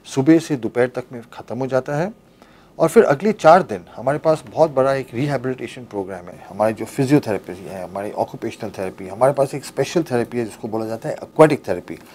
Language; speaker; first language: Hindi; native; Hindi